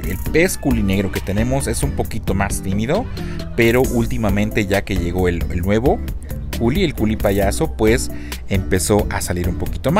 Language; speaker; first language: Spanish; native; Spanish